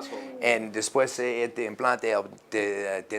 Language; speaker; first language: Spanish; non-native, learner; English